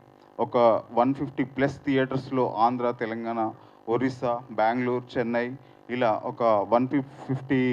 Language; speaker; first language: Telugu; native; Telugu